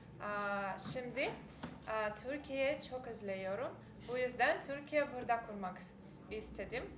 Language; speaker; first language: Turkish; non-native, learner; Russian